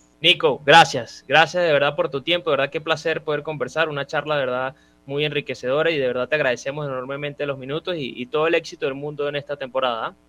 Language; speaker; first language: Spanish; native; Spanish